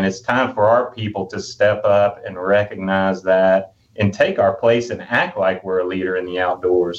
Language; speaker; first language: English; native; English